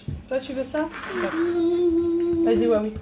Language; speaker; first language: French; native; French